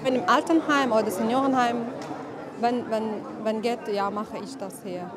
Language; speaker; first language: German; non-native, learner; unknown